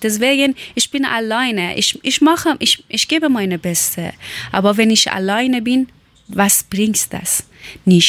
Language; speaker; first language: German; non-native, learner; Persian